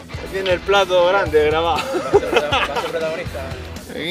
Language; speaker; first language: Spanish; non-native, learner; English